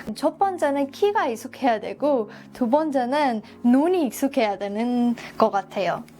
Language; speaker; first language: Korean; non-native, fluent; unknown